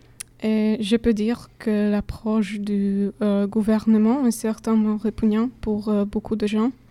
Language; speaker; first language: French; non-native, fluent; Slovak